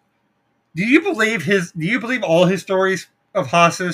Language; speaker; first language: English; native; English